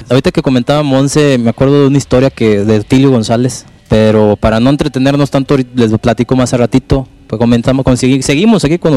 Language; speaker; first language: Spanish; native; Spanish